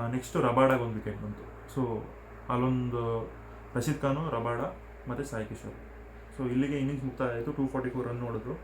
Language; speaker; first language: Kannada; non-native, local second language; Telugu